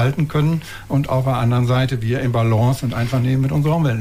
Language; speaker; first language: German; native; German